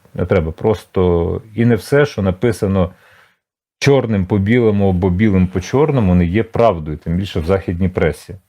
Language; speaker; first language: Ukrainian; native; Ukrainian